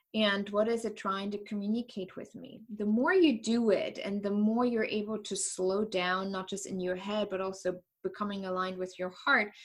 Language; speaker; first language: English; non-native, fluent; German